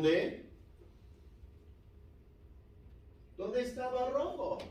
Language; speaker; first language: Spanish; non-native, fluent; English